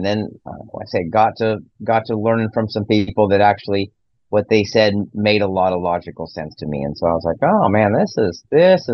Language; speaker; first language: English; native; English